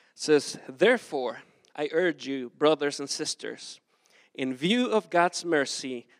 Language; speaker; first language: English; non-native, fluent; Spanish